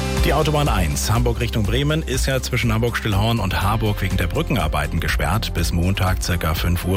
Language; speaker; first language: German; native; German